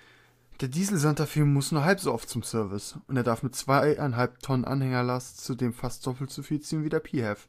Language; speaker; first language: German; native; German